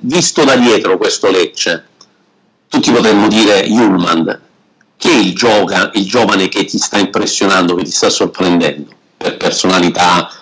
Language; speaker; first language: Italian; native; Italian